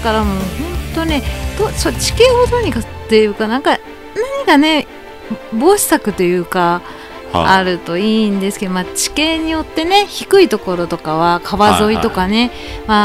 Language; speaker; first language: Japanese; native; Japanese